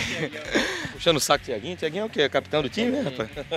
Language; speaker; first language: Portuguese; native; Portuguese